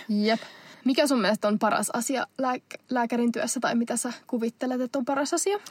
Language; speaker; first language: Finnish; non-native, local second language; Swedish